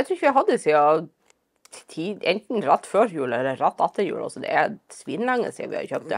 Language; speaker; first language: Norwegian; native; Norwegian